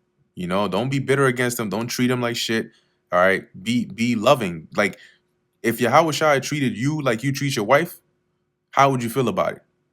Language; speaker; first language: English; native; English